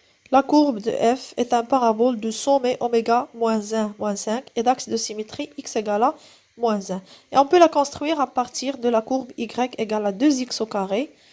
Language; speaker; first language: French; non-native, local second language; Arabic